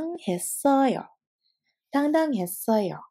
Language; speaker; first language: Korean; non-native, fluent; Indonesian